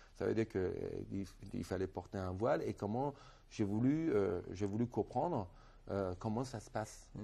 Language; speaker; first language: French; non-native, fluent; Persian